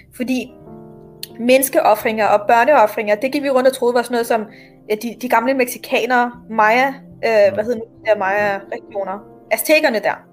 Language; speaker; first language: Danish; native; Danish